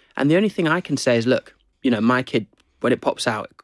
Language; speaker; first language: English; native; English